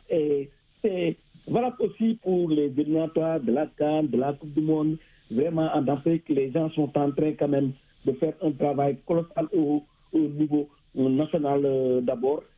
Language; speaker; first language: French; non-native, local second language; Wolof